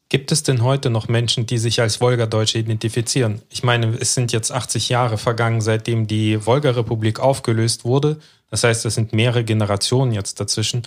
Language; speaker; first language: German; early bilingual, other home language; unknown